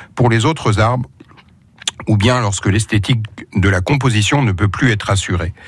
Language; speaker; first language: French; native; French